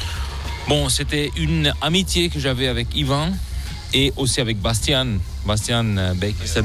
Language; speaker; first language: French; non-native, local second language; German